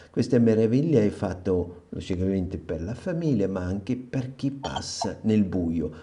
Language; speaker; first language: Italian; non-native, fluent; German